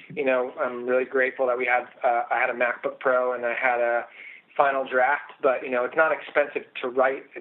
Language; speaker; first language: English; native; English